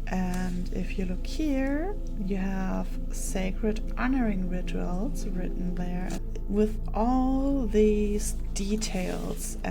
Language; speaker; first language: English; non-native, fluent; German